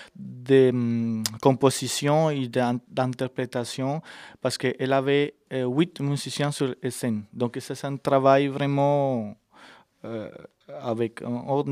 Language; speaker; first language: French; non-native, fluent; Spanish